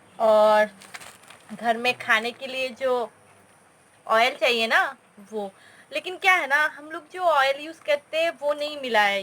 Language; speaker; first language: Hindi; non-native, local second language; Bangla